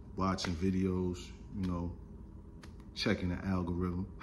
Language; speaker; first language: English; native; English